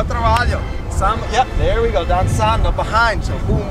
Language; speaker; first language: English; non-native, fluent; Portuguese